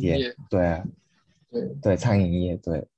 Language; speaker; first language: Chinese; non-native, fluent; Japanese